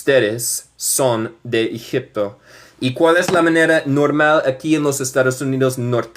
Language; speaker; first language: Spanish; non-native, learner; English